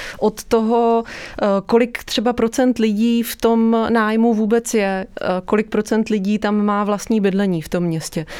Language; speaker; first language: Czech; native; Czech